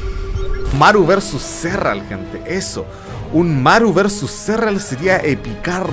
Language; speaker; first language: Spanish; native; Spanish